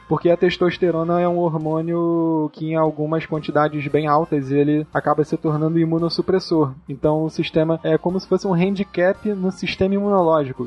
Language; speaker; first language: Portuguese; native; Portuguese